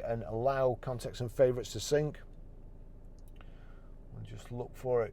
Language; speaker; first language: English; native; English